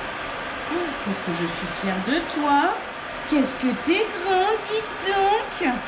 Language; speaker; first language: French; native; French